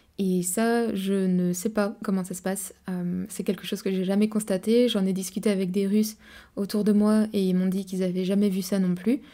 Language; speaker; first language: French; native; French